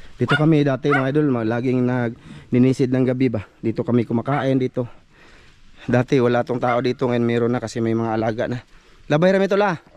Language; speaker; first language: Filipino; non-native, local second language; Cebuano